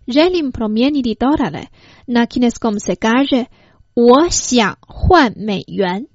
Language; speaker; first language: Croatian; non-native, fluent; Chinese